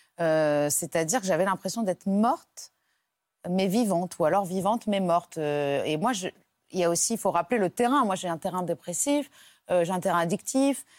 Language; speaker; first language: French; native; French